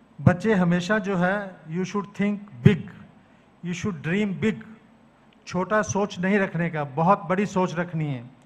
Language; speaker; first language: Hindi; native; Hindi